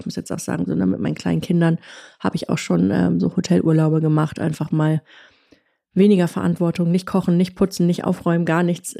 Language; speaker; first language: German; early bilingual, other home language; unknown